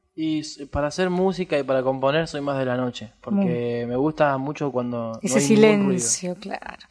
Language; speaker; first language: Spanish; native; Spanish